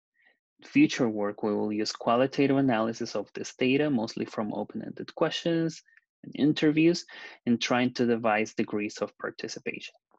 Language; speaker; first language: English; non-native, fluent; Spanish